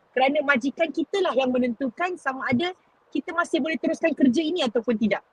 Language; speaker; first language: Malay; native; Malay